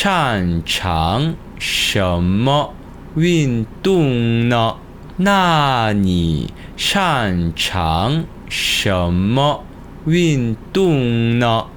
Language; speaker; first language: Chinese; non-native, fluent; Korean